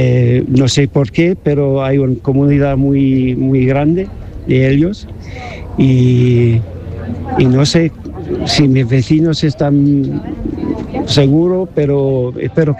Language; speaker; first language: Spanish; non-native, fluent; English